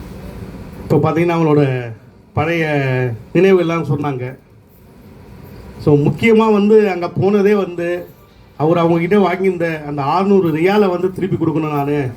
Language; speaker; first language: Tamil; native; Tamil